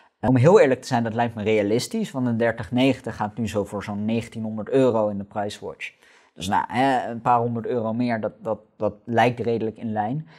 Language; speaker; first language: Dutch; native; Dutch